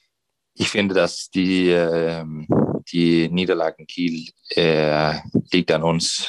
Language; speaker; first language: German; non-native, fluent; Danish